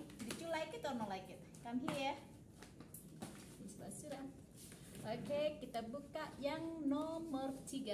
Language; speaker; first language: English; non-native, learner; Indonesian